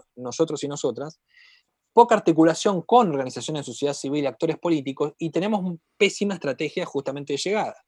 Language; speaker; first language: Spanish; native; Spanish